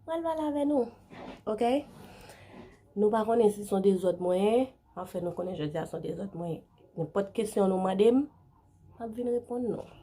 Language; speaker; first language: French; non-native, learner; Haitian Creole